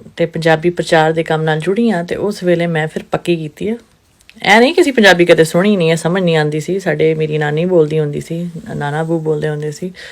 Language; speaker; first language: Punjabi; non-native, local second language; Urdu